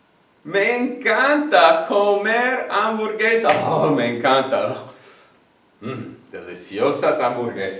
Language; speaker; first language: Spanish; non-native, fluent; English